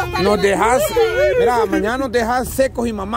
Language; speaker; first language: Spanish; native; Spanish